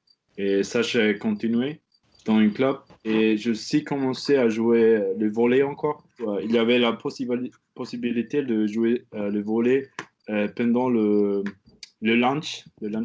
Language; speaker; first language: French; non-native, learner; German